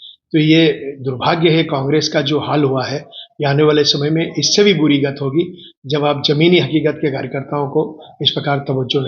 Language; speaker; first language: Hindi; native; Hindi